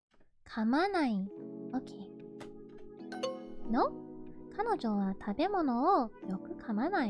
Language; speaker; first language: Japanese; non-native, learner; English